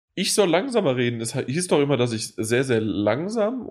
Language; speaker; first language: German; native; German